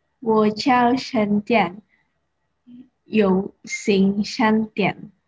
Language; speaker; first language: Chinese; non-native, learner; Indonesian